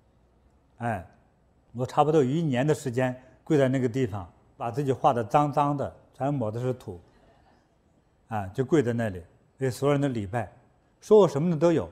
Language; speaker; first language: Chinese; native; Chinese